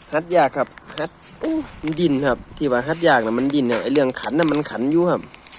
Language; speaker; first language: Thai; native; Thai